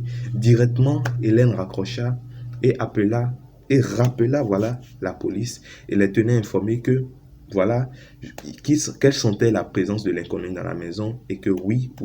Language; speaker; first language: French; native; French